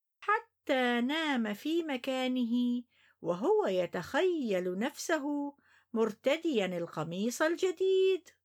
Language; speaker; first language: Arabic; native; Arabic